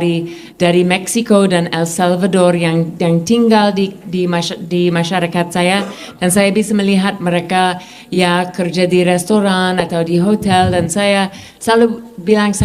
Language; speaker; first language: Indonesian; non-native, fluent; English